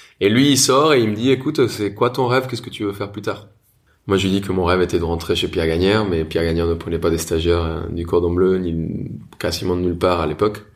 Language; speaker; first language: French; non-native, fluent; Spanish